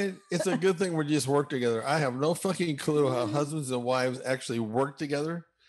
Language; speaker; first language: English; native; English